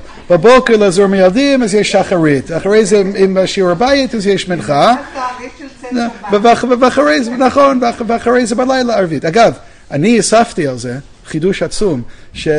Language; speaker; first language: Hebrew; non-native, fluent; English